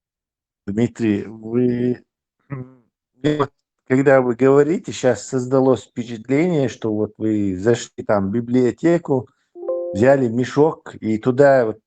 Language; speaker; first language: Russian; non-native, local second language; Chechen